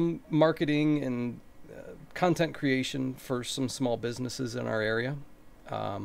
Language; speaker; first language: English; native; English